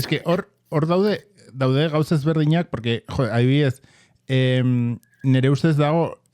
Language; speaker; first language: Basque; native; Basque